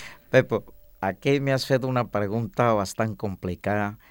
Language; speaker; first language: Catalan; non-native, learner; Spanish